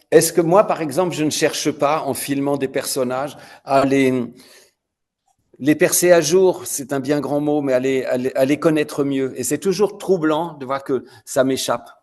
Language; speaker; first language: French; native; French